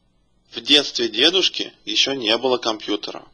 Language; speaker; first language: Russian; native; Russian